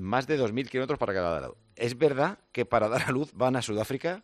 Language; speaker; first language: Spanish; native; Spanish